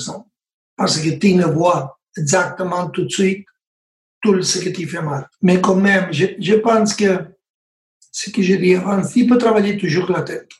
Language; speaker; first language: French; non-native, learner; Spanish